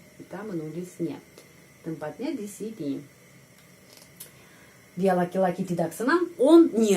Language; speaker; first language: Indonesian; non-native, fluent; Russian